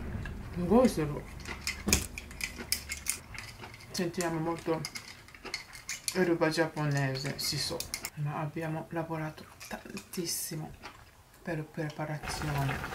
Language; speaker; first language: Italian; non-native, learner; Japanese